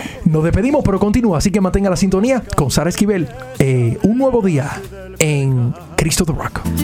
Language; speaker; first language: Spanish; early bilingual, heritage; Spanish